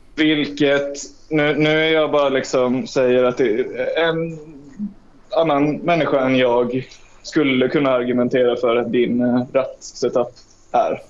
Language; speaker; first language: Swedish; native; Swedish